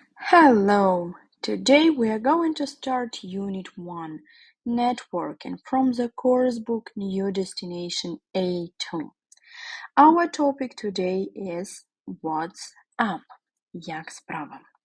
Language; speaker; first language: English; non-native, fluent; Ukrainian